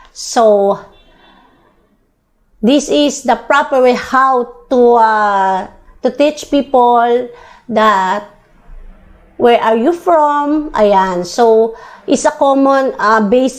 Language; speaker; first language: English; non-native, local second language; Filipino